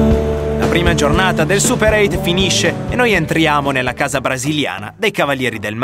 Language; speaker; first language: Italian; native; Italian